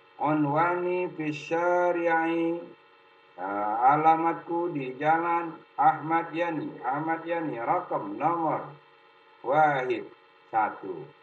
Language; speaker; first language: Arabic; non-native, fluent; Indonesian